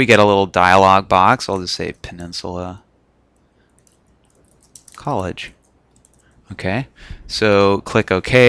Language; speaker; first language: English; native; English